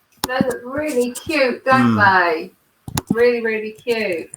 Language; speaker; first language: English; native; English